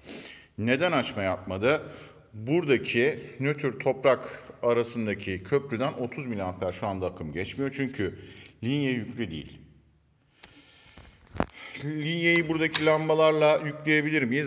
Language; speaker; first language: Turkish; native; Turkish